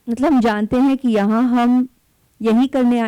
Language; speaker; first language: Hindi; non-native, local second language; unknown